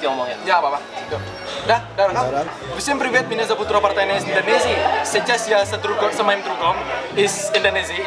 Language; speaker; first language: Russian; non-native, learner; Indonesian